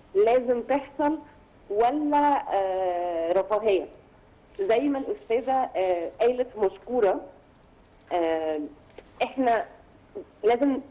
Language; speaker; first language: Arabic; native; Arabic